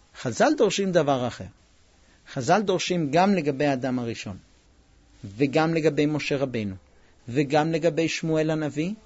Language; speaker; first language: Hebrew; non-native, fluent; English